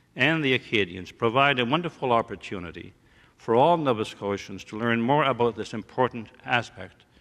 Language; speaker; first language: English; early bilingual, other home language; French